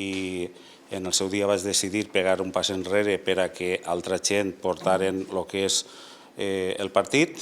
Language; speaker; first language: Catalan; native; Catalan